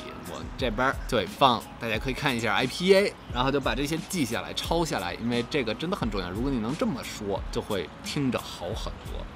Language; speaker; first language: Chinese; non-native, fluent; English